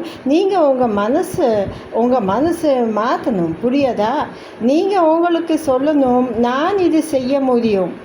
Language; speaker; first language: Tamil; non-native, learner; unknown